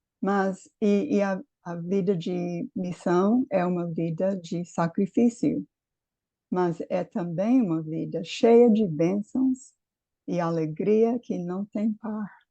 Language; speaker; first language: Portuguese; non-native, fluent; English